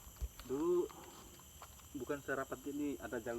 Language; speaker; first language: Malay; native; Malay